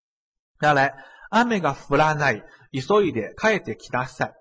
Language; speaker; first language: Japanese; non-native, fluent; Chinese